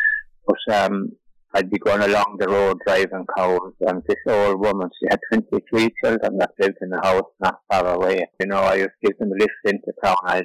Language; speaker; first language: English; native; English